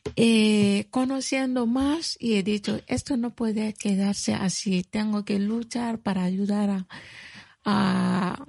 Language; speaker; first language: Spanish; non-native, fluent; Bambara